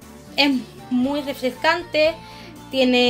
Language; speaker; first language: Spanish; native; Spanish